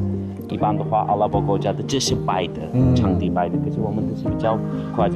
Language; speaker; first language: Chinese; non-native, fluent; Turkish